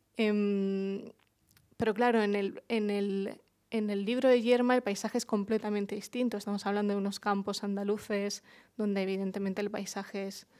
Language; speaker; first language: Spanish; early bilingual, other home language; Russian